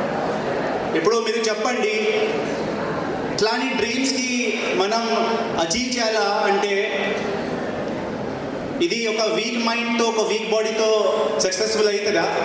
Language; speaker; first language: Telugu; non-native, fluent; Hindi